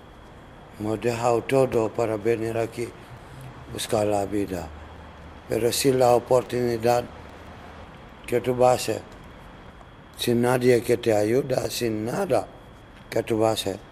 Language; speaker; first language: Spanish; non-native, learner; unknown